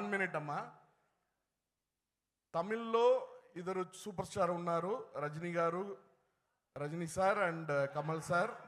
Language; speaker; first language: Telugu; non-native, learner; Tamil